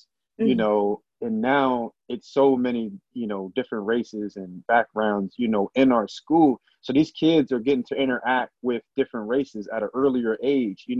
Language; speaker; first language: English; native; English